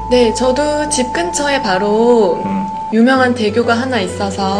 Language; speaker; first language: Korean; native; Korean